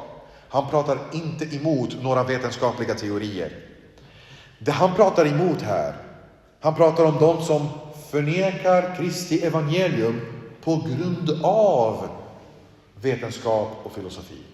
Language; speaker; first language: Swedish; early bilingual, other home language; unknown